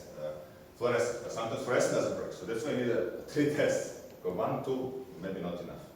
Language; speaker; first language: English; non-native, fluent; Serbian